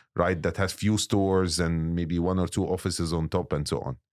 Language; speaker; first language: English; non-native, fluent; Arabic